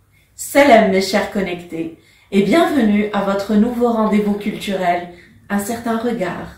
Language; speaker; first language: French; non-native, local second language; Arabic